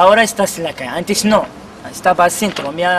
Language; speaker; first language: Spanish; non-native, learner; Kabyle